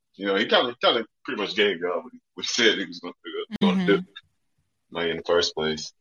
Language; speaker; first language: English; native; English